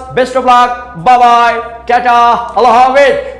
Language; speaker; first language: English; non-native, local second language; Bangla